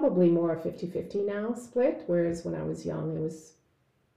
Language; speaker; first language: English; native; English